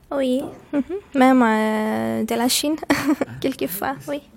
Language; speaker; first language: French; non-native, learner; Greek